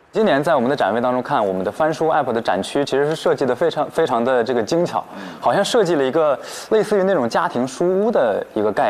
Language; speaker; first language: Chinese; native; Chinese